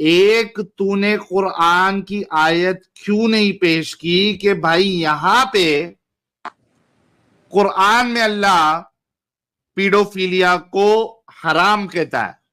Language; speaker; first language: Hindi; native; Hindi